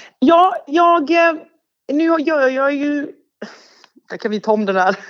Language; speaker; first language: Swedish; early bilingual, other home language; Bosnian